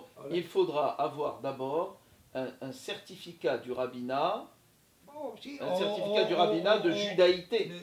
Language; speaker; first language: French; native; French